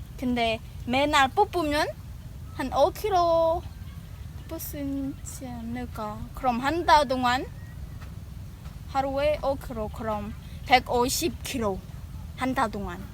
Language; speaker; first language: Korean; non-native, learner; Khmer